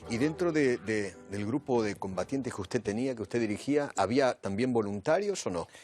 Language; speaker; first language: Spanish; native; Spanish